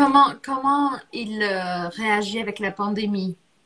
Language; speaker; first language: French; non-native, fluent; Portuguese